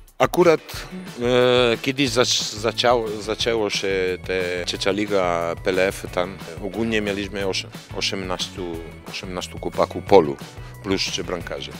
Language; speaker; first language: Polish; non-native, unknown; Italian